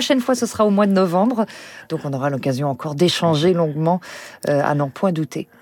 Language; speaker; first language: French; native; French